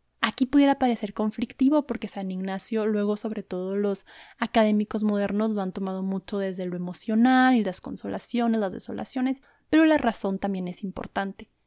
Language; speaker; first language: Spanish; native; Spanish